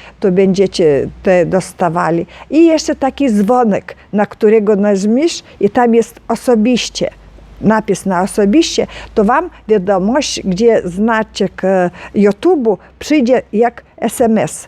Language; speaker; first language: Polish; non-native, learner; Ukrainian